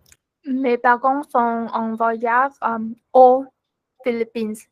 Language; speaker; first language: French; non-native, learner; Vietnamese